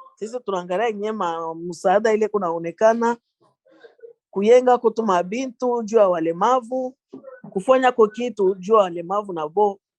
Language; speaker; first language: Swahili; native; Swahili